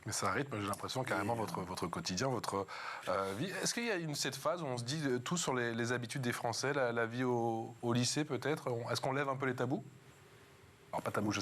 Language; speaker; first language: French; native; French